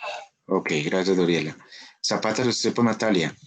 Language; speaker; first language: Spanish; native; Spanish